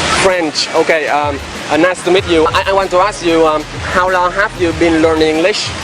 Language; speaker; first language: English; non-native, fluent; Vietnamese